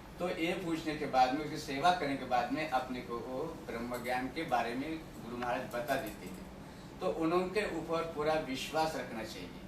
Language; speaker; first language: Hindi; non-native, local second language; Marathi